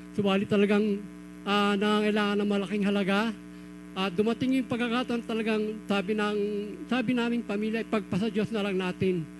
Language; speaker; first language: Filipino; native; Filipino